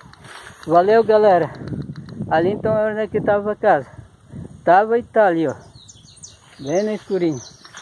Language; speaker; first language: Portuguese; native; Portuguese